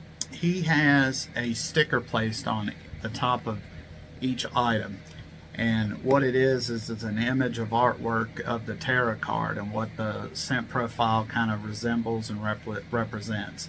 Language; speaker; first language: English; native; English